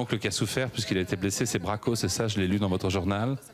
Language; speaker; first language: French; native; French